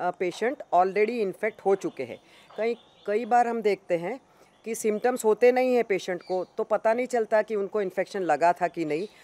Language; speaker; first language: Hindi; non-native, local second language; Gujarati